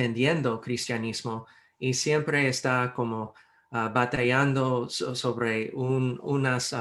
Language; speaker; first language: Spanish; non-native, fluent; English